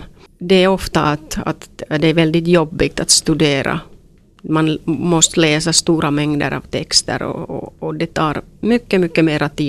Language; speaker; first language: Swedish; non-native, local second language; Finnish